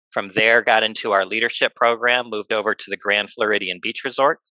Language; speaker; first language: English; native; English